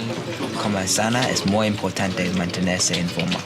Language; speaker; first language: Spanish; non-native, learner; English